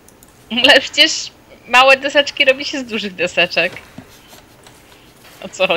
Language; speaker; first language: Polish; native; Polish